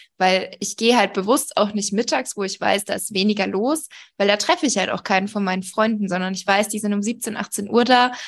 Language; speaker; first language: German; native; German